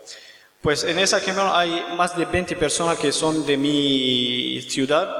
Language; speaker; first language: Spanish; non-native, learner; Kurdish